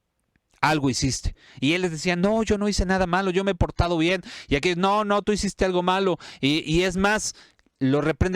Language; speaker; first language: Spanish; native; Spanish